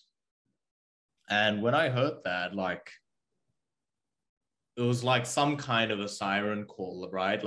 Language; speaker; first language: English; early bilingual, other home language; Korean